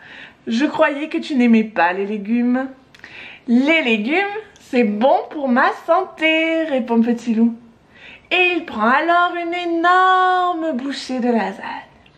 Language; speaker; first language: French; native; French